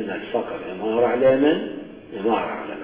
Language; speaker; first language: Arabic; native; Arabic